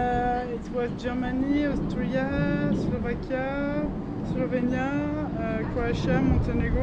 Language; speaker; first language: English; non-native, learner; French